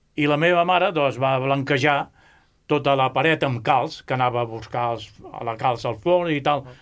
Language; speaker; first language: Catalan; non-native, local second language; Spanish